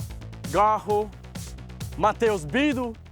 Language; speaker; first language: Portuguese; non-native, learner; English